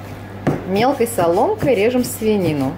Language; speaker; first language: Russian; native; Russian